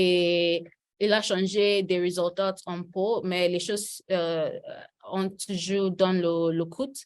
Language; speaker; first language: French; non-native, learner; Yoruba